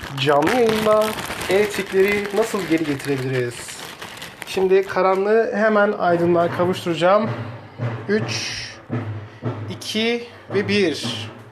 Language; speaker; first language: Turkish; native; Turkish